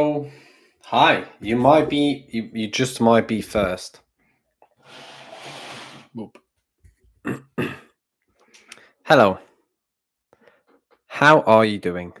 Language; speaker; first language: English; non-native, fluent; Polish